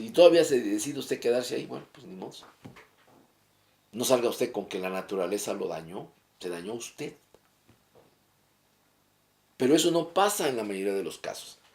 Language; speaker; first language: Spanish; native; Spanish